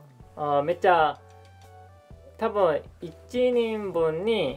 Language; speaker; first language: Japanese; non-native, fluent; Korean